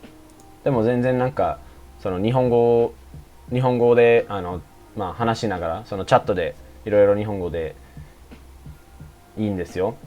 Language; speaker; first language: Japanese; non-native, fluent; English